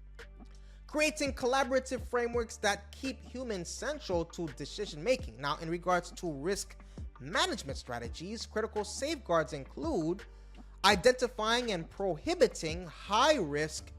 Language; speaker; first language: English; native; English